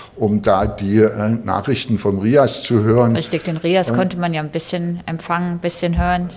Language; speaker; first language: German; native; German